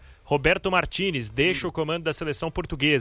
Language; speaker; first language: Portuguese; native; Portuguese